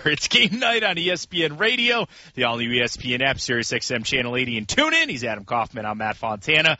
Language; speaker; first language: English; native; English